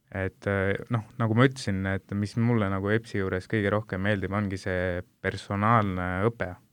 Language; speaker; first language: Estonian; early bilingual, other home language; Hindi